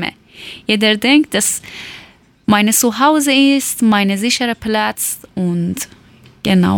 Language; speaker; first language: German; non-native, learner; Persian